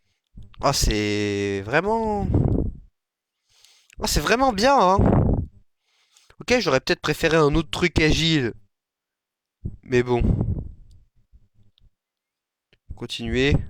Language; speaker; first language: French; native; French